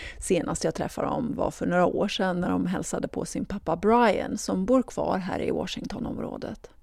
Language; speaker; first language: Swedish; native; Swedish